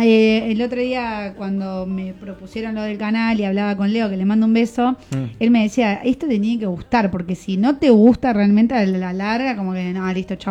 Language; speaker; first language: Spanish; native; Spanish